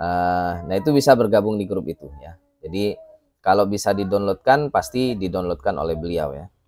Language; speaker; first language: Indonesian; native; Indonesian